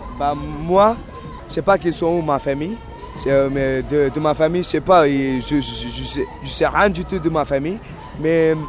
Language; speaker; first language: French; non-native, learner; Tamil